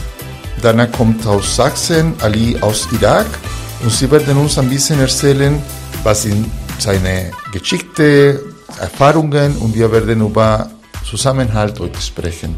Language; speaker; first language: German; non-native, fluent; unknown